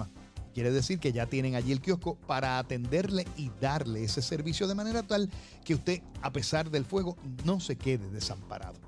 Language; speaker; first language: Spanish; native; Spanish